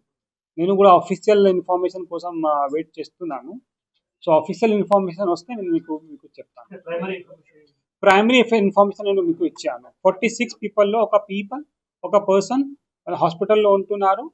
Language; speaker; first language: Telugu; non-native, local second language; Urdu